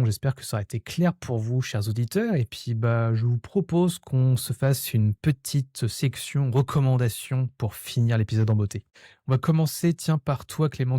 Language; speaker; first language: French; native; French